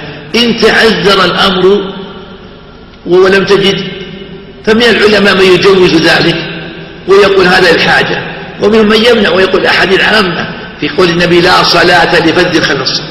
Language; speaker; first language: Arabic; native; Arabic